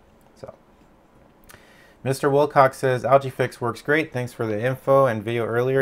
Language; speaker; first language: English; native; English